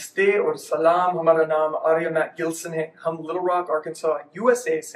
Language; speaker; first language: Hindi; non-native, fluent; English